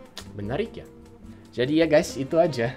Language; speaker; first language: Indonesian; non-native, fluent; English